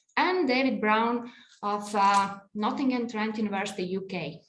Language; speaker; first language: English; non-native, fluent; Latvian